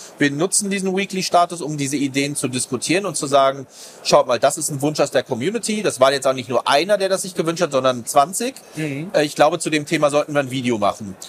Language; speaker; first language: German; native; German